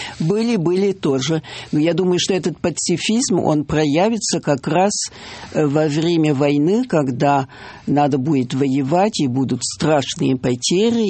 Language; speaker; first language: Russian; early bilingual, heritage; French